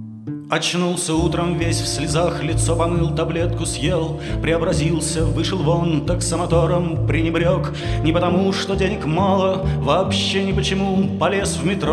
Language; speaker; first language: Russian; native; Russian